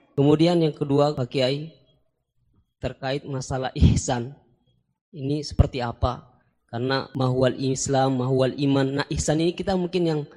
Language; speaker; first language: Indonesian; native; Indonesian